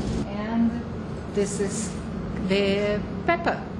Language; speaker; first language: English; non-native, fluent; Portuguese